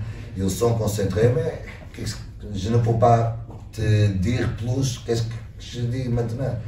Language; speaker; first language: French; non-native, learner; Portuguese